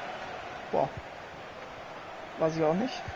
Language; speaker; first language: German; native; German